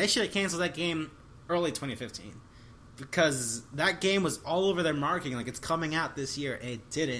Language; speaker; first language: English; native; English